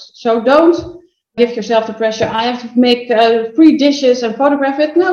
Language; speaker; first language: English; non-native, fluent; Dutch